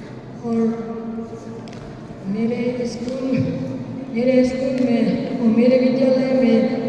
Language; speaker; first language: Hindi; non-native, local second language; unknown